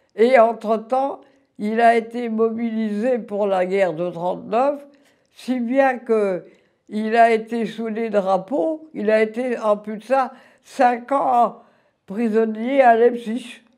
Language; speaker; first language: French; native; French